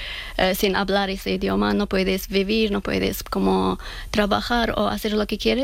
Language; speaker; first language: Spanish; non-native, fluent; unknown